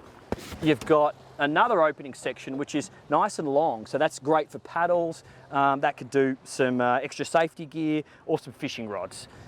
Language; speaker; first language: English; native; English